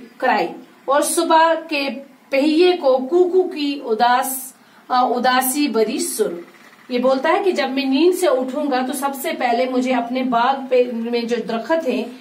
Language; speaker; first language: Urdu; non-native, local second language; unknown